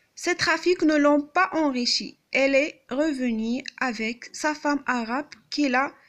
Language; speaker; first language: French; non-native, local second language; Arabic